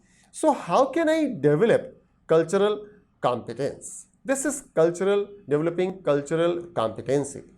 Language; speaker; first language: English; non-native, local second language; Hindi